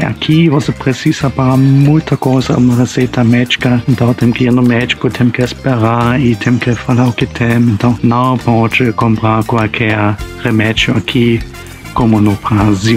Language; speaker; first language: Portuguese; non-native, fluent; German